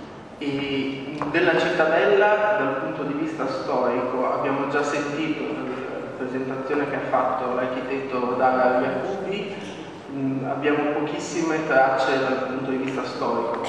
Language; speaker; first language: Italian; native; Italian